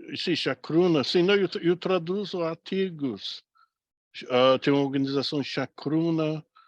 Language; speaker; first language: Portuguese; non-native, fluent; English